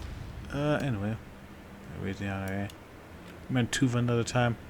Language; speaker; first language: English; native; English